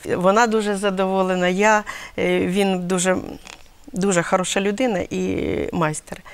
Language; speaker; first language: Ukrainian; native; Ukrainian